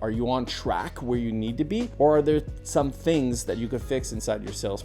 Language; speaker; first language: English; native; English